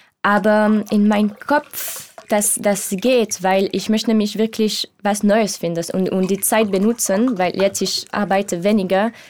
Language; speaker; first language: German; non-native, learner; French